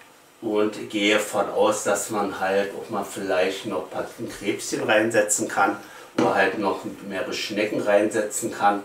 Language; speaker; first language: German; native; German